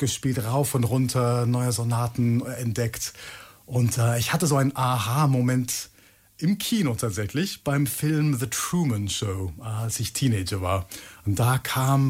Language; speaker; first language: German; non-native, fluent; English